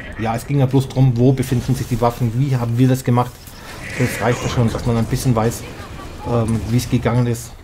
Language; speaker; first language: German; native; German